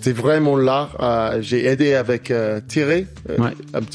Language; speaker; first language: French; non-native, learner; English